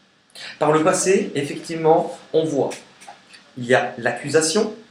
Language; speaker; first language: French; native; French